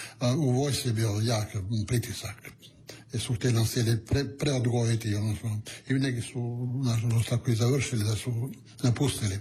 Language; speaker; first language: Serbian; non-native, local second language; Italian